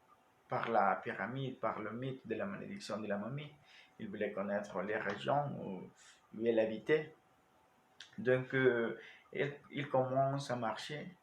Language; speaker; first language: French; non-native, learner; Spanish